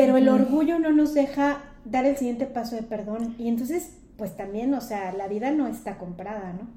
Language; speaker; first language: Spanish; native; Spanish